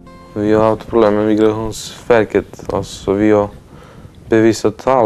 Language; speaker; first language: Swedish; early bilingual, other home language; Romany